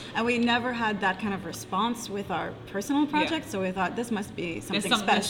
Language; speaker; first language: English; non-native, fluent; Hebrew